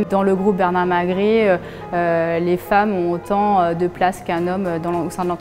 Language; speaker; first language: French; native; French